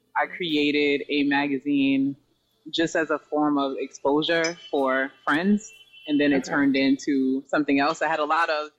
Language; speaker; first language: English; native; English